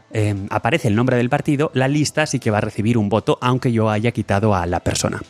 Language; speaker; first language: Spanish; native; Spanish